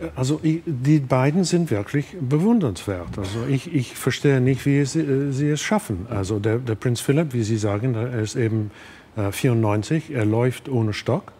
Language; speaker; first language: German; non-native, fluent; English